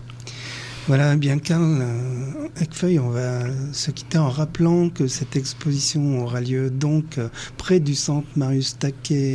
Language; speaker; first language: French; native; French